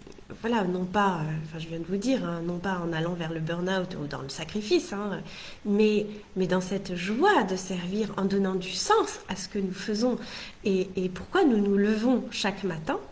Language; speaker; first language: French; native; French